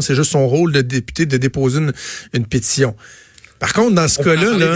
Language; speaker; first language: French; native; French